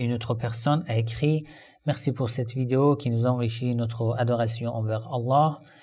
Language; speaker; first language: French; non-native, fluent; Persian